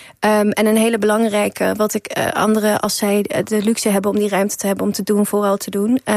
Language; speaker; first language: Dutch; early bilingual, other home language; Persian